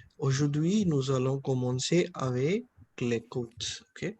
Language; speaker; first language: French; non-native, fluent; Hindi